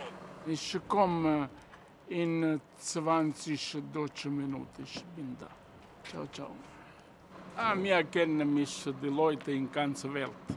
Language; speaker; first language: German; non-native, learner; Italian